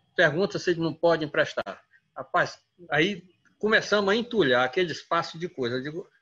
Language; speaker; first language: Portuguese; native; Portuguese